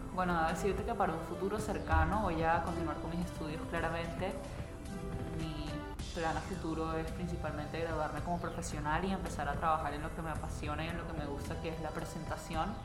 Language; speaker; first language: Spanish; native; Spanish